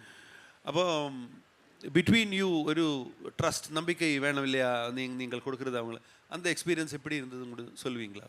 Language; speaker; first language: Tamil; non-native, learner; Malayalam